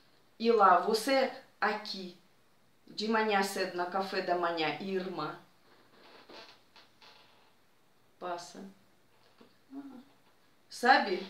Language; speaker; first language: Portuguese; non-native, fluent; Russian